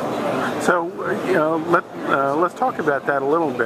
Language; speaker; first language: English; native; English